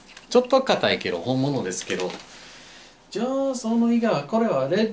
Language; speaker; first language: Japanese; non-native, fluent; English